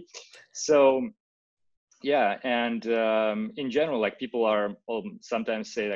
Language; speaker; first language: English; non-native, fluent; Russian